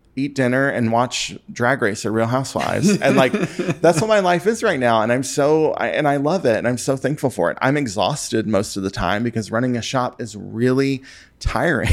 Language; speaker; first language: English; native; English